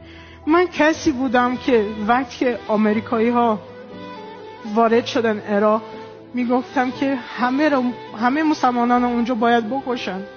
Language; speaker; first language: Persian; non-native, fluent; Portuguese